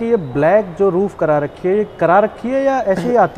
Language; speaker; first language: Hindi; native; Hindi